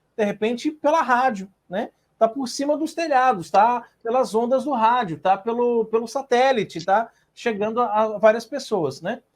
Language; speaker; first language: Portuguese; native; Portuguese